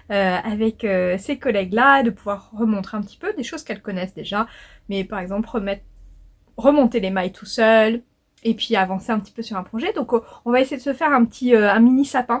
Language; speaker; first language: French; native; French